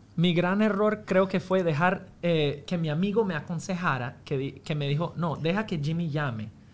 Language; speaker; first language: Spanish; non-native, fluent; English